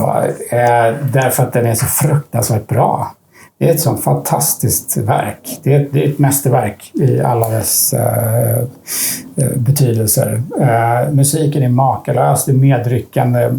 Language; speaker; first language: Swedish; native; Swedish